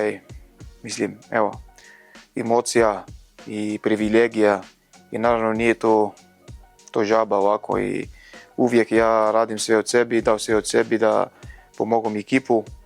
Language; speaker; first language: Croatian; non-native, learner; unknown